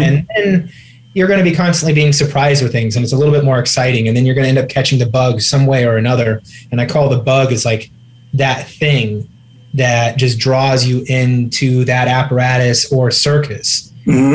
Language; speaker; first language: English; native; English